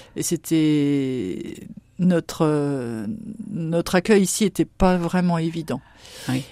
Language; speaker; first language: French; native; French